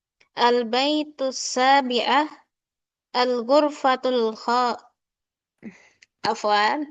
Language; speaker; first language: Arabic; non-native, fluent; Indonesian